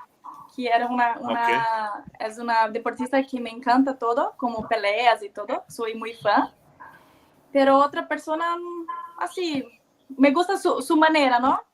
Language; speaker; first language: Spanish; non-native, learner; Portuguese